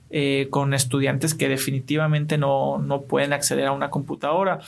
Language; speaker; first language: Spanish; native; Spanish